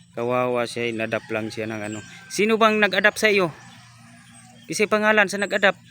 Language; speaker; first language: Filipino; non-native, local second language; Cebuano